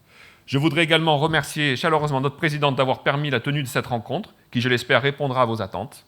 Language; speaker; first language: French; native; French